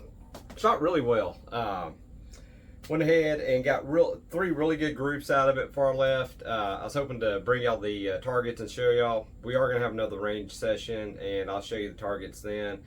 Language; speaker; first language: English; native; English